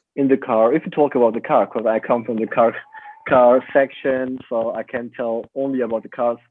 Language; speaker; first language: English; non-native, fluent; German